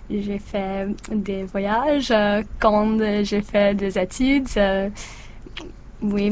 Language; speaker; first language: French; non-native, learner; English